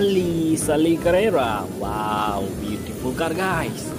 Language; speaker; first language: English; non-native, learner; Indonesian